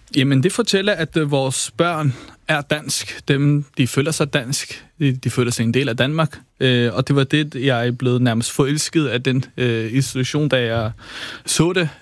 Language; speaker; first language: Danish; early bilingual, other home language; Kurdish